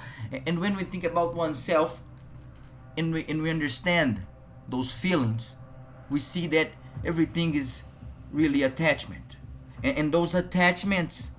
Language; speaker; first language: English; non-native, fluent; Portuguese